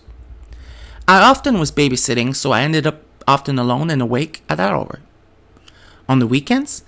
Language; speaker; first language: English; non-native, fluent; French